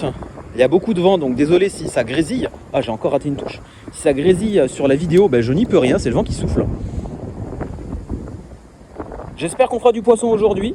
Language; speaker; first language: French; native; French